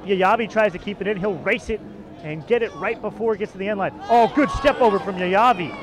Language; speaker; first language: English; native; English